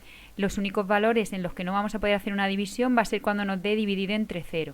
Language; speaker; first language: Spanish; native; Spanish